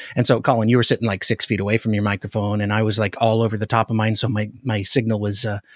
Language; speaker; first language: English; native; English